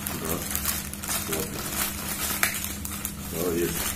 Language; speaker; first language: Russian; non-native, learner; Turkish